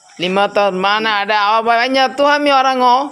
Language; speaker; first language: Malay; non-native, learner; Bangla